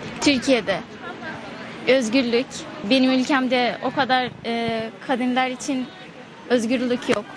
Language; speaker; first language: Turkish; non-native, learner; Persian